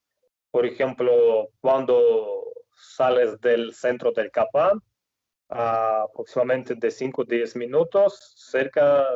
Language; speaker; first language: Spanish; non-native, fluent; Russian